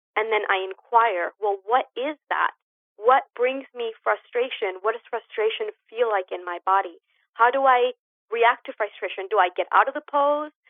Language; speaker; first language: English; early bilingual, other home language; Spanish